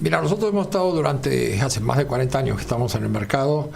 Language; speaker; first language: Spanish; native; Spanish